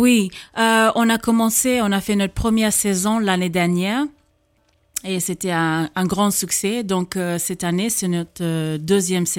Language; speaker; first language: French; non-native, fluent; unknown